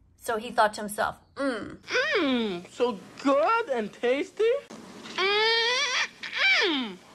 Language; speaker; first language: English; native; English